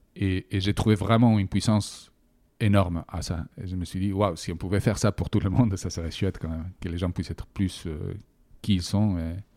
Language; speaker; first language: French; non-native, fluent; Spanish